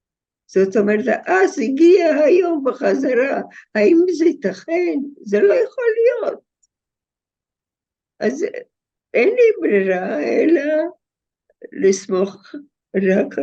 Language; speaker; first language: Hebrew; non-native, fluent; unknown